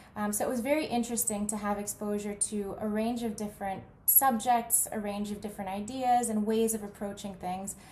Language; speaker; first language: English; native; English